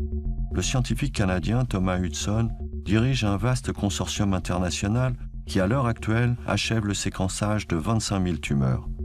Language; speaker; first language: French; native; French